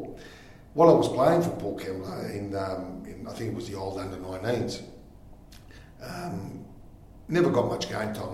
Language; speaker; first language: English; native; English